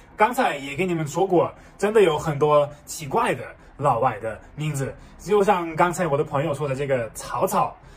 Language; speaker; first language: Chinese; non-native, fluent; German